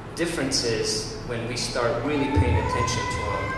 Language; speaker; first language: English; early bilingual, other home language; Romanian